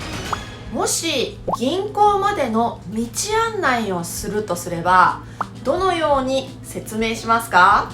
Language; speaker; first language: Japanese; native; Japanese